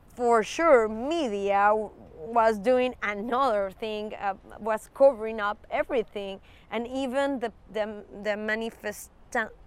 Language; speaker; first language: English; non-native, fluent; Spanish